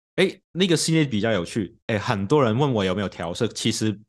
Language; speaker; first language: Chinese; non-native, local second language; Cantonese